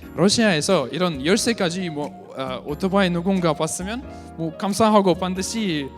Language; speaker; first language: Korean; non-native, fluent; Russian